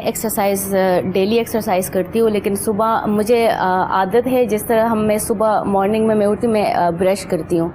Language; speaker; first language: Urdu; non-native, local second language; Pashto